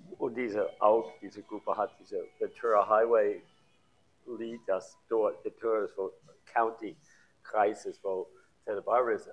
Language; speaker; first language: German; non-native, learner; English